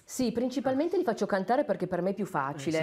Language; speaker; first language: Italian; native; Italian